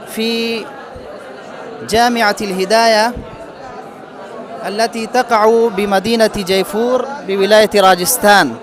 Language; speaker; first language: Arabic; non-native, fluent; Urdu